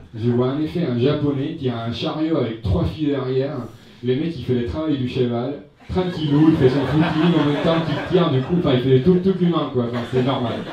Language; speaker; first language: French; non-native, fluent; Spanish